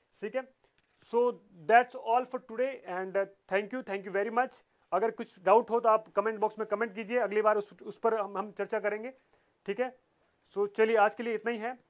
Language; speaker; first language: Hindi; native; Hindi